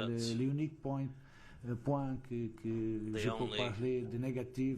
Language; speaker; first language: French; non-native, fluent; Portuguese